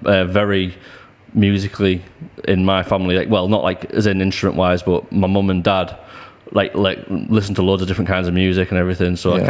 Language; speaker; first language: English; native; English